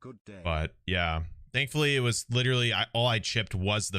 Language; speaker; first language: English; native; English